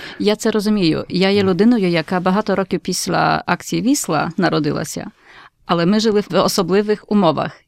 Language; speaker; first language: Ukrainian; early bilingual, heritage; Ukrainian